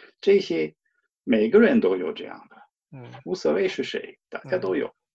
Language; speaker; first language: Chinese; non-native, fluent; German